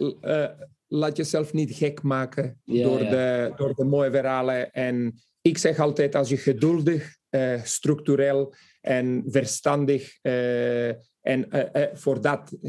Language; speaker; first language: Dutch; non-native, fluent; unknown